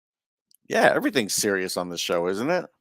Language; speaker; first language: English; native; English